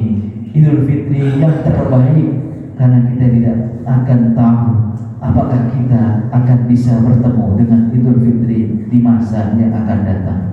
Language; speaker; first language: Indonesian; native; Indonesian